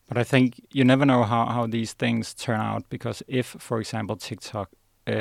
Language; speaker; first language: English; non-native, fluent; Danish